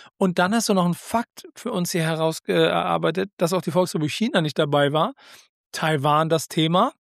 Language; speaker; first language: German; native; German